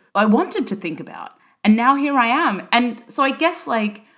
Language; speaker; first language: English; native; English